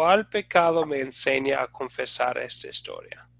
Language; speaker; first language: Spanish; non-native, fluent; English